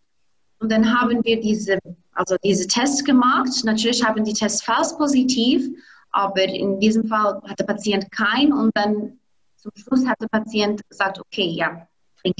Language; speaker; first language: German; non-native, fluent; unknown